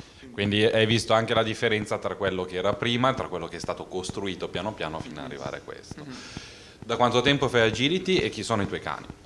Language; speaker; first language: Italian; native; Italian